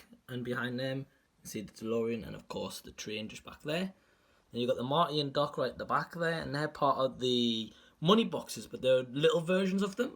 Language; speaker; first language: English; native; English